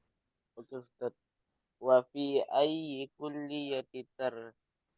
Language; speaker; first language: Arabic; non-native, learner; Indonesian